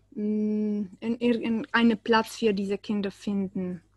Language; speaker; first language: German; non-native, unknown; Czech